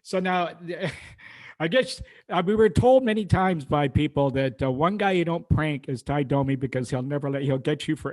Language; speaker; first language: English; native; English